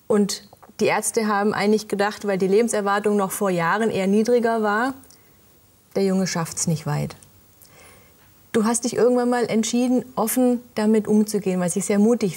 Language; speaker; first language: German; native; German